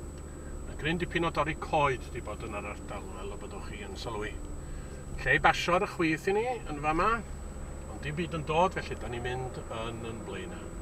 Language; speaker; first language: Welsh; native; Welsh